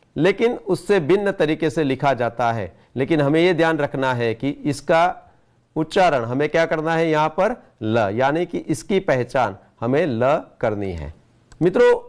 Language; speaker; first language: Hindi; non-native, local second language; Gujarati